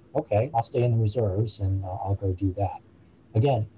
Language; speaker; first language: English; native; English